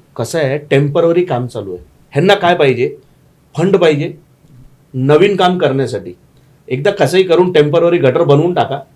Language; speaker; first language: Marathi; non-native, local second language; Gujarati